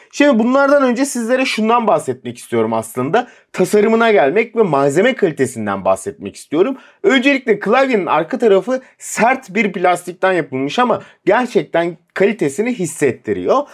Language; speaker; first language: Turkish; native; Turkish